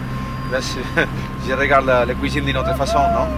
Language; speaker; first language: French; non-native, learner; Spanish